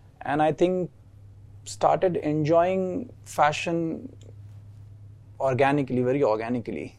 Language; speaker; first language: English; non-native, local second language; Hindi